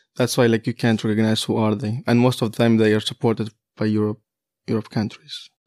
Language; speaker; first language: English; non-native, fluent; Kurdish